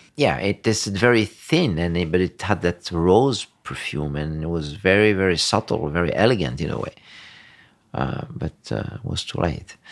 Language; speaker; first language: English; early bilingual, other home language; French